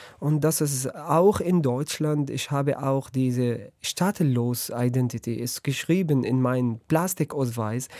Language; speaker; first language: German; non-native, learner; Arabic